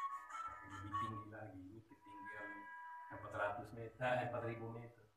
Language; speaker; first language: Indonesian; early bilingual, heritage; Dutch